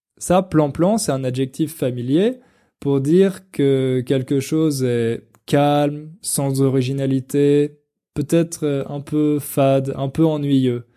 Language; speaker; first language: French; native; French